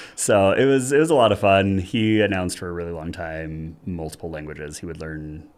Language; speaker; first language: English; early bilingual, other home language; German